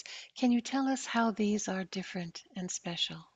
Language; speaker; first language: English; native; English